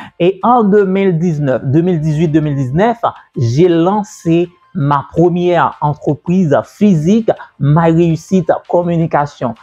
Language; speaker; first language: French; native; French